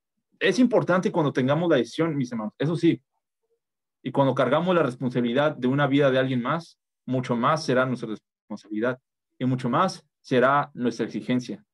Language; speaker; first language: Spanish; native; Spanish